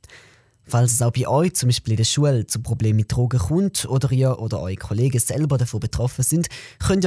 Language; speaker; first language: German; native; German